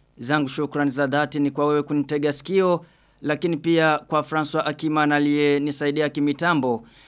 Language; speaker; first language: Swahili; non-native, local second language; Rundi